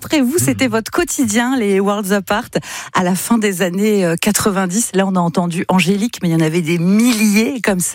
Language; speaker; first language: French; native; French